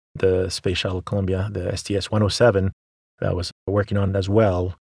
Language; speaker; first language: English; non-native, fluent; Arabic